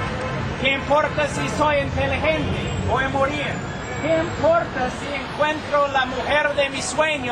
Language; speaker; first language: Spanish; non-native, fluent; English